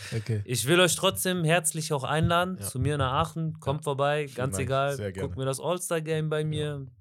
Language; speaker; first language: German; native; German